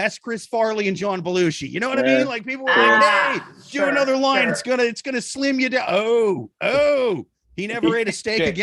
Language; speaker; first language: English; native; English